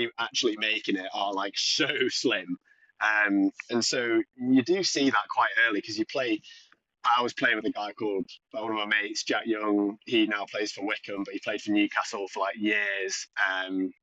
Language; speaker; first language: English; native; English